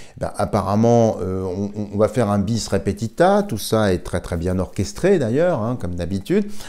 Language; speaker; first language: French; native; French